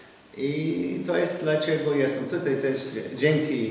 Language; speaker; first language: Polish; non-native, learner; English